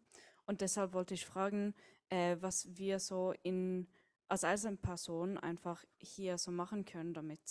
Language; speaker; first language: German; non-native, fluent; Norwegian